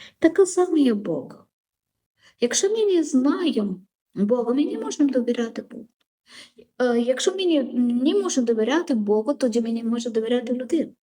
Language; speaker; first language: Ukrainian; non-native, learner; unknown